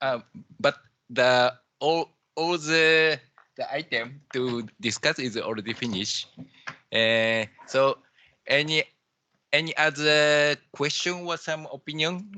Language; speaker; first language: English; non-native, learner; Japanese